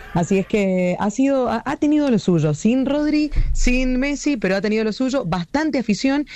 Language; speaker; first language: Spanish; native; Spanish